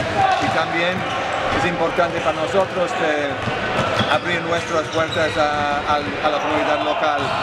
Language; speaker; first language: Spanish; non-native, fluent; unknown